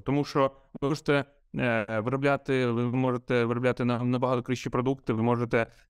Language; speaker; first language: Ukrainian; non-native, local second language; Russian